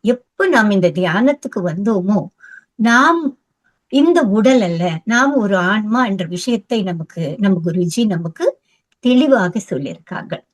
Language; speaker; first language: Tamil; non-native, local second language; Telugu